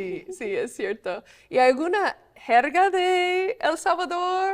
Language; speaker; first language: Spanish; non-native, fluent; English